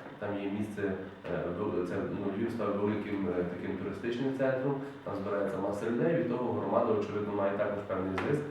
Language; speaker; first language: Ukrainian; native; Ukrainian